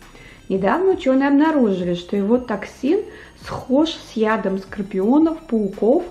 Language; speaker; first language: Russian; native; Russian